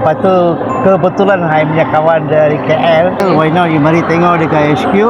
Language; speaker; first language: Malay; non-native, local second language; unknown